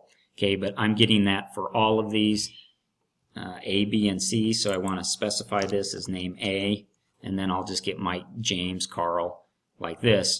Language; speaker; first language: English; native; English